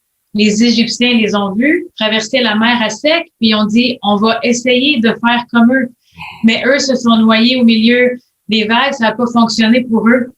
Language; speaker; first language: French; native; French